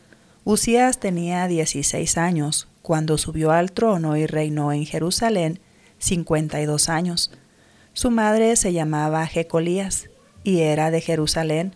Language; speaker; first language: Spanish; native; Spanish